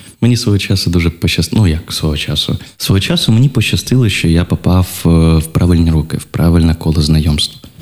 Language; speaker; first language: Ukrainian; non-native, local second language; Russian